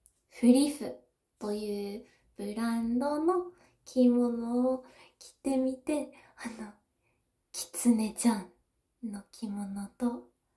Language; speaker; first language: Japanese; non-native, learner; English